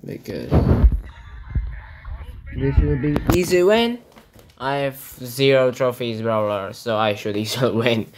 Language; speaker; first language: English; non-native, learner; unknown